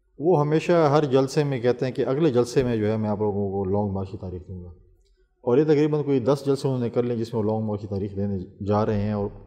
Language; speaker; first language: Urdu; non-native, local second language; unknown